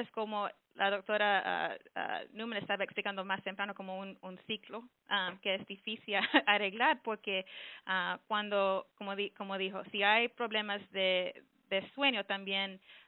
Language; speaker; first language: Spanish; early bilingual, heritage; Spanish